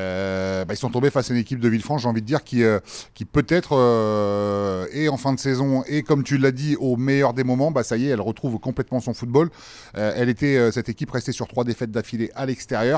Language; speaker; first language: French; native; French